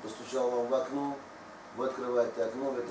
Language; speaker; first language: Russian; native; Russian